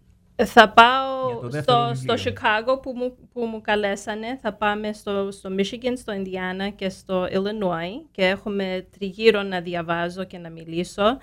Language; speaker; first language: Greek; early bilingual, heritage; Greek